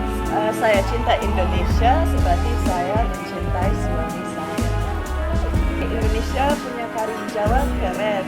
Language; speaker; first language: Indonesian; non-native, fluent; English